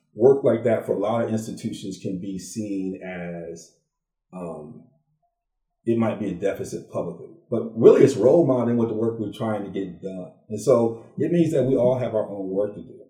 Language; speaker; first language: English; native; English